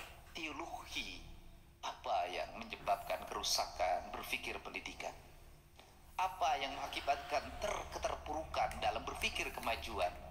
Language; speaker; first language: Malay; non-native, local second language; Sundanese